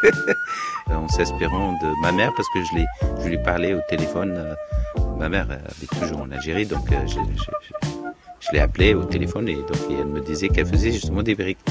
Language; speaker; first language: French; non-native, local second language; Arabic